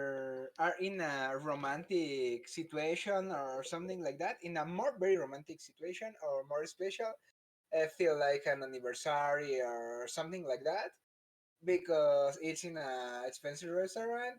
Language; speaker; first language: English; non-native, learner; Spanish